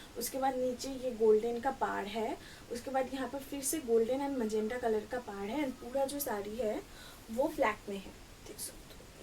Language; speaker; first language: Hindi; non-native, local second language; Bangla